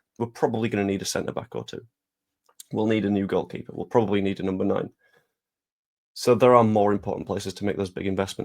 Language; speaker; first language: English; native; English